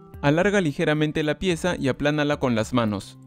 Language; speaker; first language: Spanish; native; Spanish